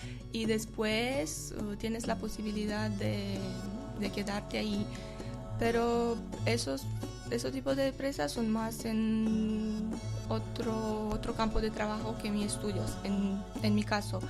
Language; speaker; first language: Spanish; non-native, fluent; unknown